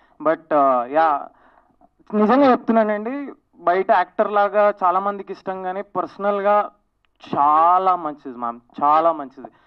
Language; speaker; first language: Telugu; native; Telugu